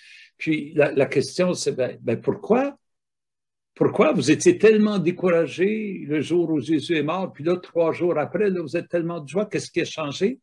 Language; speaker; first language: French; native; French